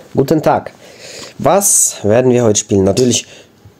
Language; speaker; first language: German; native; German